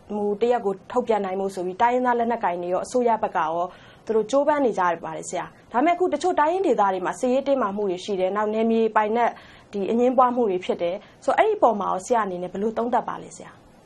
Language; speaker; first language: Burmese; native; Burmese